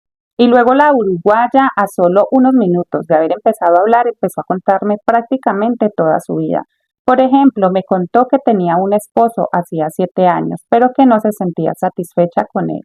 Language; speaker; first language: Spanish; native; Spanish